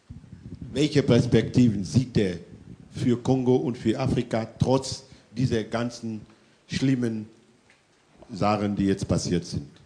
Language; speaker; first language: German; non-native, fluent; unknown